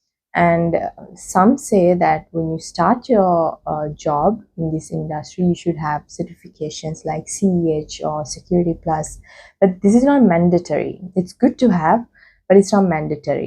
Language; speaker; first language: English; non-native, local second language; Sinhala